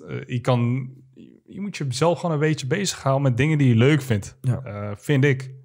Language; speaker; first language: Dutch; early bilingual, other home language; Arabic